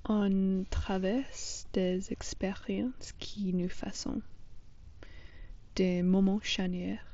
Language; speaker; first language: French; non-native, fluent; English